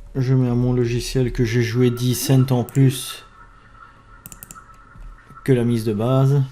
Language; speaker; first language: French; native; French